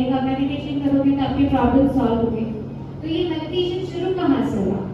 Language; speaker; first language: Hindi; non-native, local second language; Marathi